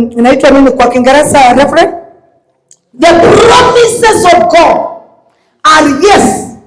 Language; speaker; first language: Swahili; non-native, local second language; Kalenjin